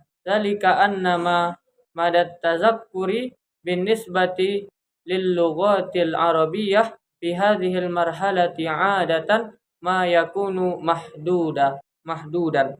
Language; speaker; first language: Arabic; non-native, learner; Indonesian